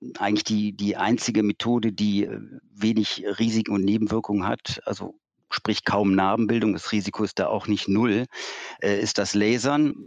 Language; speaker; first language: German; native; German